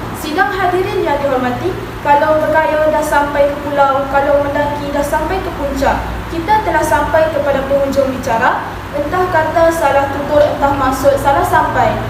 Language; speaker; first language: Malay; native; Malay